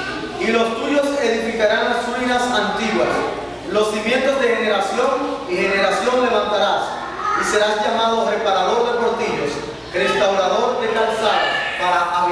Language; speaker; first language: Spanish; native; Spanish